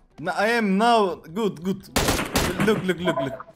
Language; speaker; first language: English; non-native, learner; Turkish